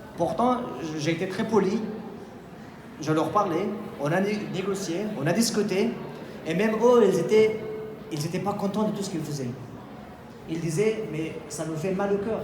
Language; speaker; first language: French; non-native, fluent; Persian